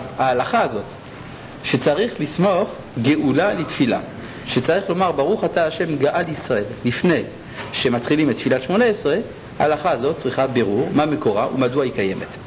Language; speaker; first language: Hebrew; early bilingual, other home language; French